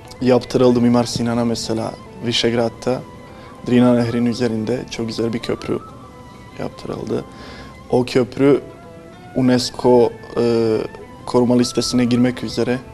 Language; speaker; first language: Turkish; non-native, fluent; Bosnian